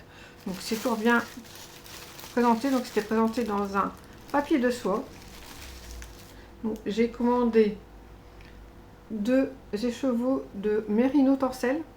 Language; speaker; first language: French; native; French